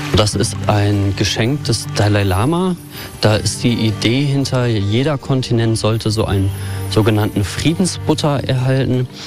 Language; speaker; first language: German; native; German